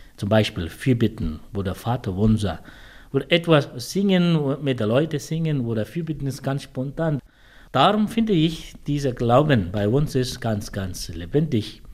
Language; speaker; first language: German; non-native, fluent; Tamil